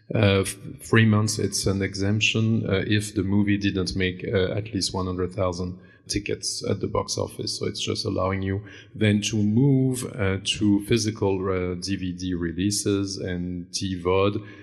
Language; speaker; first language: English; non-native, fluent; German